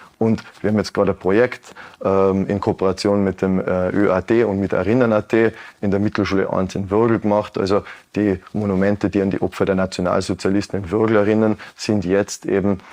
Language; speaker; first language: German; native; German